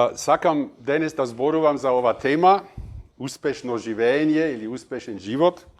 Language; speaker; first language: Macedonian; non-native, fluent; German